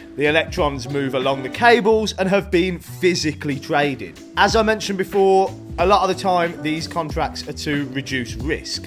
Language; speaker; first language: English; native; English